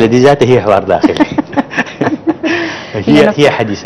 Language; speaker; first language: Arabic; native; Arabic